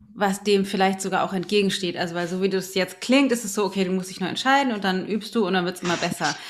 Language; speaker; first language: German; native; German